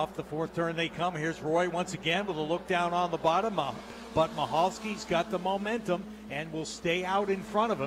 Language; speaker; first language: English; native; English